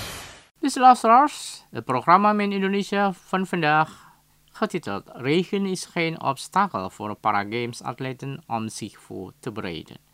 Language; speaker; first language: Dutch; non-native, fluent; Indonesian